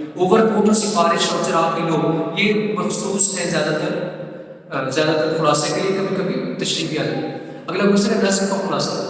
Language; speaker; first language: Urdu; non-native, local second language; Punjabi